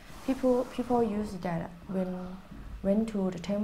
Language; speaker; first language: English; non-native, learner; Thai